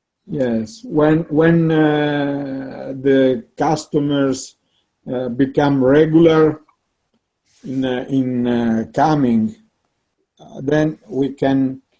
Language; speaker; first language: English; non-native, learner; Italian